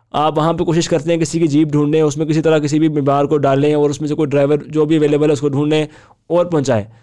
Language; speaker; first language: Hindi; native; Hindi